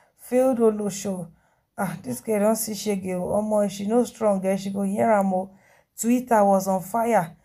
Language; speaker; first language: Nigerian Pidgin; native; Nigerian Pidgin